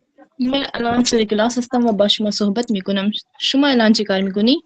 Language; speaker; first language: Persian; non-native, learner; Urdu